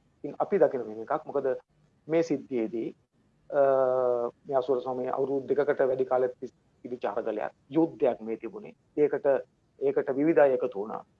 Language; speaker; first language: Sinhala; native; Sinhala